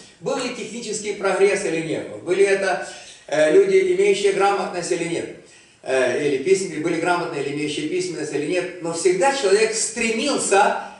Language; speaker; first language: Russian; native; Russian